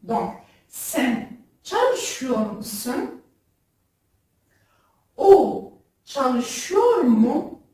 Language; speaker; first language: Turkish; non-native, fluent; French